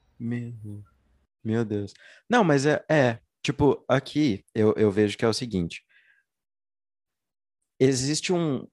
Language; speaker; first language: Portuguese; native; Portuguese